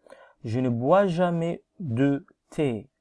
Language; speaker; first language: French; non-native, fluent; Arabic